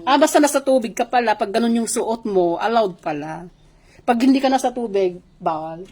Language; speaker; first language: Filipino; non-native, local second language; Iloko